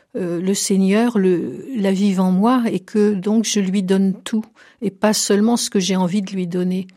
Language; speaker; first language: French; native; French